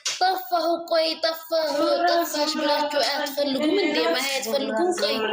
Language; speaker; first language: Amharic; non-native, local second language; Tigrinya